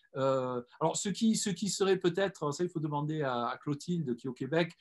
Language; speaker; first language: French; native; French